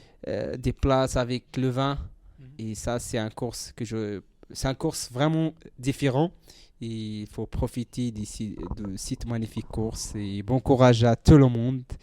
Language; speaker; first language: French; non-native, learner; Central Atlas Tamazight